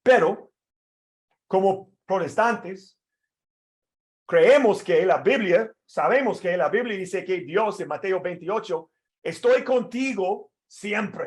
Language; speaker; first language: Spanish; non-native, fluent; English